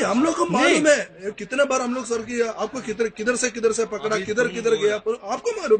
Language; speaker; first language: Hindi; non-native, local second language; Malayalam